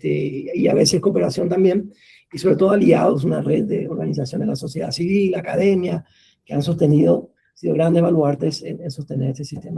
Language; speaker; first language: Spanish; native; Spanish